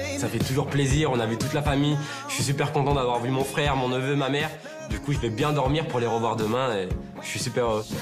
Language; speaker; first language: French; early bilingual, other home language; Portuguese